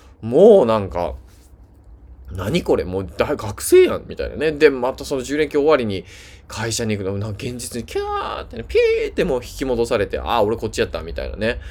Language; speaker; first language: Japanese; native; Japanese